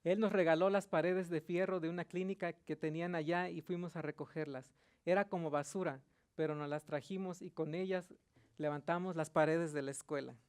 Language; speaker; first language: Spanish; early bilingual, heritage; Spanish